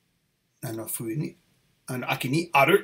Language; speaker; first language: Japanese; non-native, learner; English